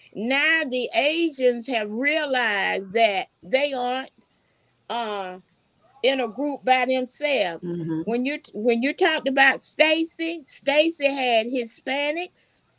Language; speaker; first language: English; native; English